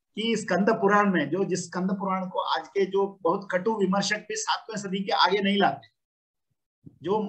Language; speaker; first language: Hindi; non-native, local second language; Telugu